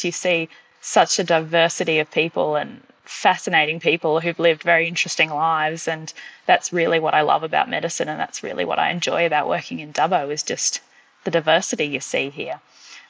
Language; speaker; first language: English; native; English